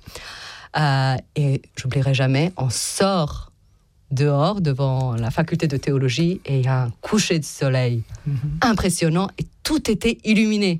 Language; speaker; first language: French; non-native, fluent; Serbian